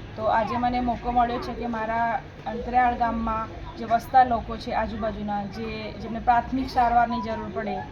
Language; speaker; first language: Gujarati; native; Gujarati